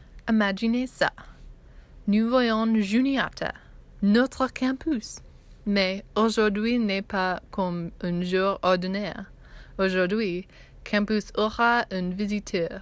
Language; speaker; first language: French; non-native, learner; English